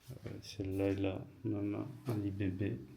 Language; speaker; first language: French; native; French